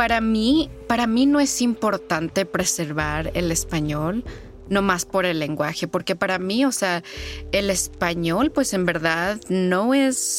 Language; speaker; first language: Spanish; early bilingual, heritage; Spanish